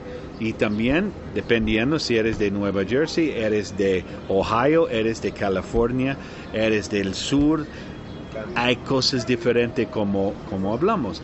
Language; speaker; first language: Spanish; non-native, learner; English